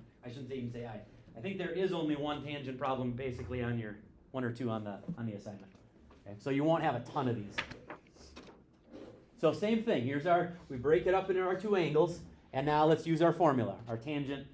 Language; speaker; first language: English; native; English